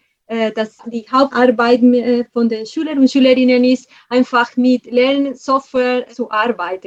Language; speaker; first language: German; non-native, fluent; Spanish